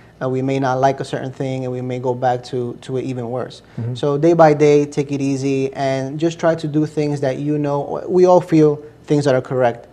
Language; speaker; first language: English; early bilingual, other home language; Spanish